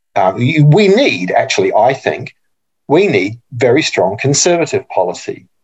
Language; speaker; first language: English; native; English